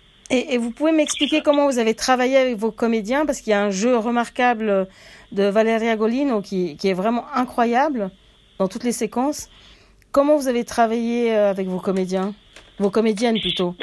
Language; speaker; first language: French; native; French